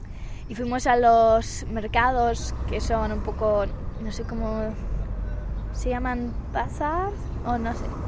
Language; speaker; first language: Spanish; non-native, fluent; English